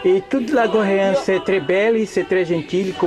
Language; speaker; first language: French; non-native, learner; Portuguese